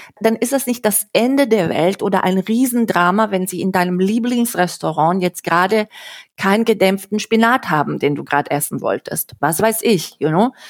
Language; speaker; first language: German; non-native, fluent; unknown